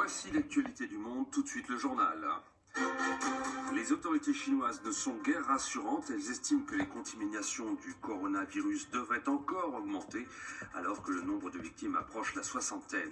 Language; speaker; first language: French; native; French